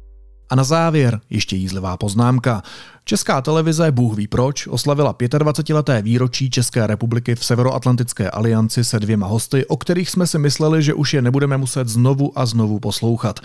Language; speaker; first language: Czech; native; Czech